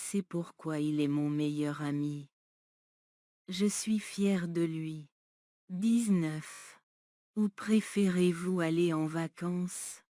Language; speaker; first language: French; non-native, learner; Bangla